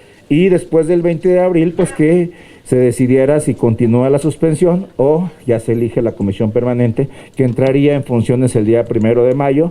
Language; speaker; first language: Spanish; native; Spanish